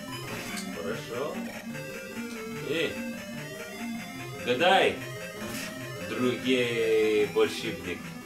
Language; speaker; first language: Russian; non-native, learner; English